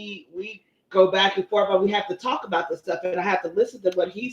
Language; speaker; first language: English; native; English